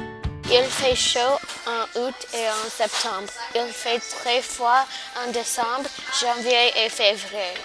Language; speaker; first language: French; non-native, learner; English